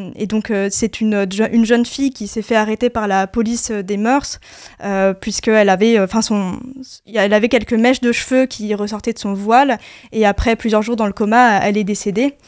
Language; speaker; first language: French; native; French